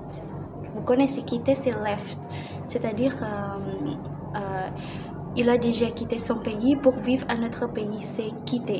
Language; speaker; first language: French; non-native, learner; Indonesian